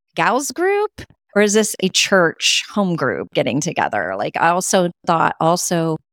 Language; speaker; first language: English; native; English